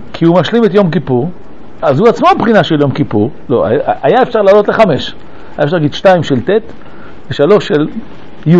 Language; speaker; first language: Hebrew; early bilingual, other home language; French